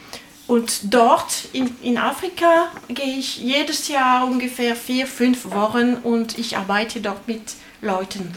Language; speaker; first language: German; non-native, learner; French